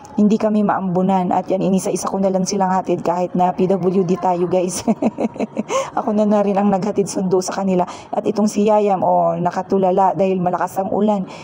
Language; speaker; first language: Filipino; native; Filipino